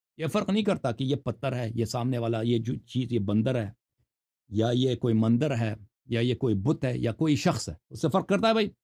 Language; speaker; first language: Urdu; non-native, fluent; Persian